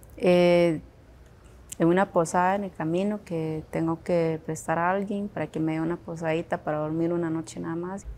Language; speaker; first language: Spanish; non-native, local second language; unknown